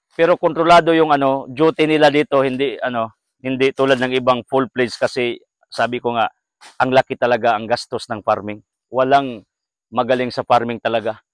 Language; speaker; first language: Filipino; non-native, local second language; Cebuano